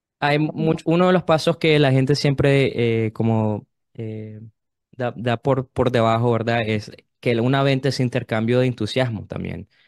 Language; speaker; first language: Spanish; early bilingual, heritage; Spanish